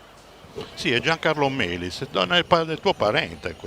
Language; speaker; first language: Italian; native; Italian